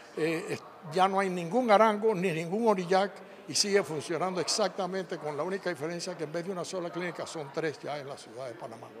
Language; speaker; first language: Spanish; native; Spanish